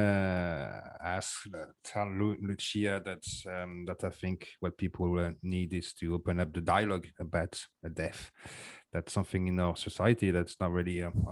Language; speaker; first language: English; non-native, fluent; French